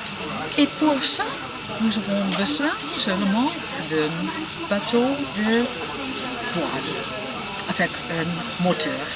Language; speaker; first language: French; non-native, learner; Dutch